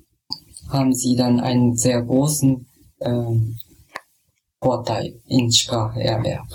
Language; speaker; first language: German; non-native, fluent; Japanese